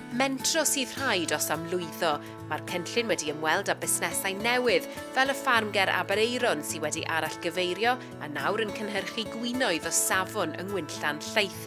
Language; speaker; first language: Welsh; native; Welsh